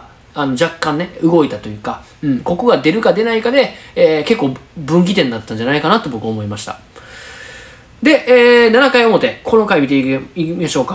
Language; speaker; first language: Japanese; native; Japanese